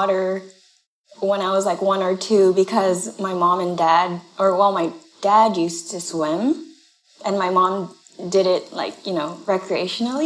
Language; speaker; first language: English; non-native, fluent; Japanese